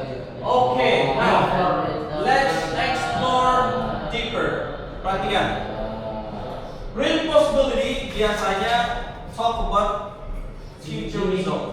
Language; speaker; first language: English; non-native, learner; Indonesian